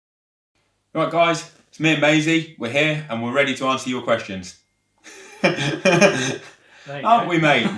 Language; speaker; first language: English; native; English